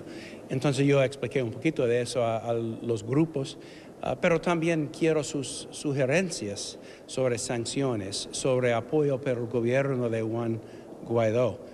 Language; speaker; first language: Spanish; non-native, fluent; English